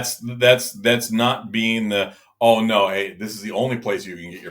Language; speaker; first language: English; native; English